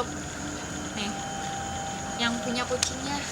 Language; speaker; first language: Indonesian; native; Indonesian